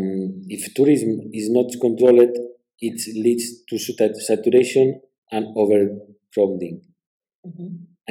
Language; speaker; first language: English; non-native, learner; Spanish